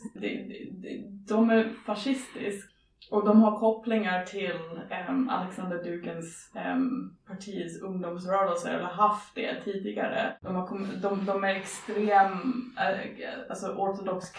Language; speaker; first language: Swedish; non-native, fluent; English